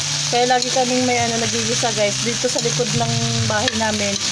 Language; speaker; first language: Filipino; non-native, local second language; Cebuano